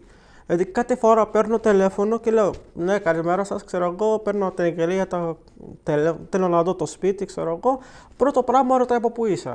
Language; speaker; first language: Greek; non-native, fluent; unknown